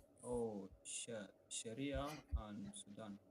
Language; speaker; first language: English; non-native, fluent; Arabic